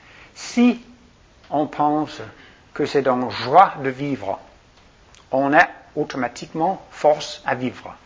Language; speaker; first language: French; non-native, fluent; Danish